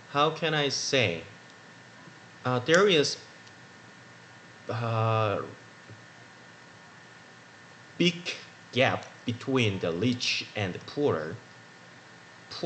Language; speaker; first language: English; non-native, learner; Korean